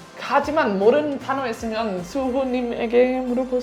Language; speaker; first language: Korean; non-native, learner; German